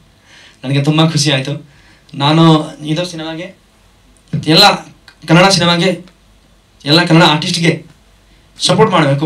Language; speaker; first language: Kannada; non-native, learner; Hindi